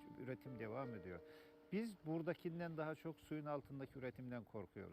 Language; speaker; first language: Turkish; native; Turkish